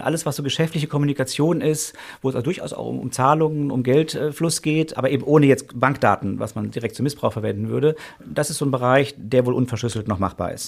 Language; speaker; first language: German; native; German